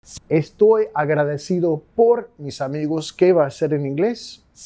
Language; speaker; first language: Spanish; non-native, fluent; English